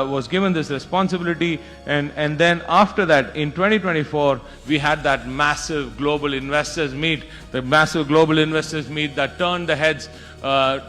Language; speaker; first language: English; non-native, local second language; Tamil